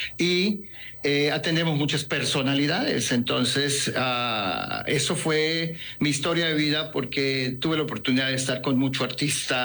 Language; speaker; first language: Spanish; native; Spanish